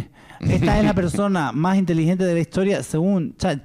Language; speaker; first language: Spanish; native; Spanish